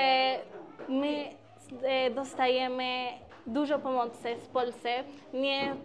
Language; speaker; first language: Polish; non-native, learner; Spanish